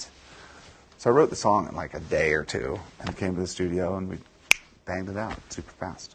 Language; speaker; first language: English; native; English